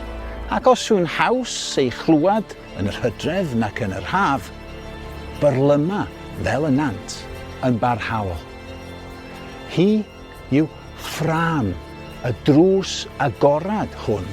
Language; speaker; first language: Welsh; native; Welsh